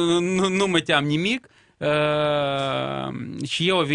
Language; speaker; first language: Romanian; non-native, local second language; Russian